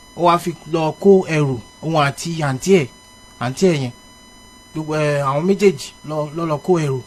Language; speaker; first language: Yoruba; early bilingual, heritage; Yoruba